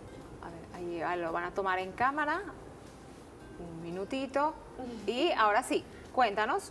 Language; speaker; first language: Spanish; native; Spanish